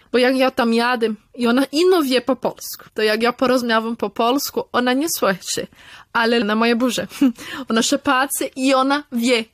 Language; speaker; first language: Polish; early bilingual, heritage; Polish